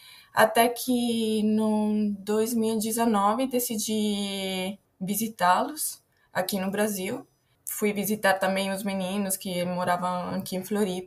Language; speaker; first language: Portuguese; non-native, fluent; Italian